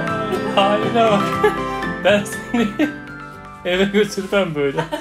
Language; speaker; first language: Turkish; native; Turkish